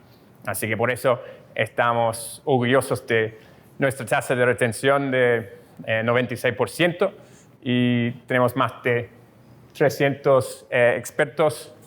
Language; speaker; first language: Spanish; non-native, fluent; English